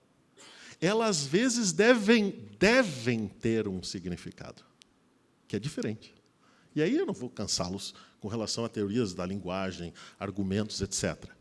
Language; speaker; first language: Portuguese; native; Portuguese